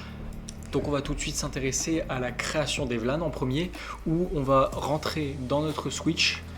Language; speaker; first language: French; native; French